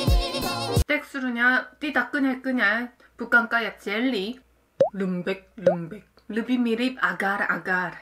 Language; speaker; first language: Indonesian; non-native, fluent; Korean